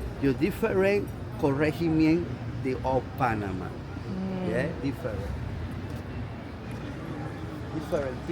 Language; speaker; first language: English; non-native, learner; Spanish